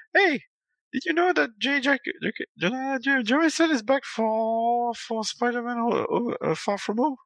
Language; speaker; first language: English; non-native, fluent; French